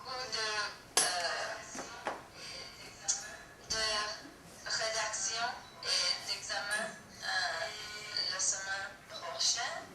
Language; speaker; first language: French; non-native, learner; English